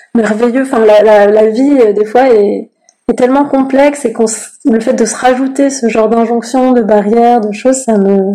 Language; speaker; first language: French; native; French